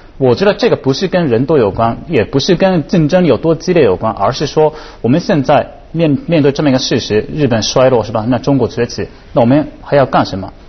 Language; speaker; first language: Chinese; non-native, fluent; Japanese